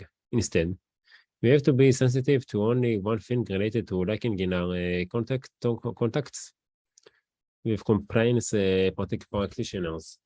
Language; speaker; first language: English; non-native, learner; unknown